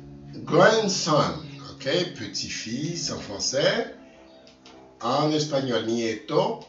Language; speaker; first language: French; non-native, local second language; Haitian Creole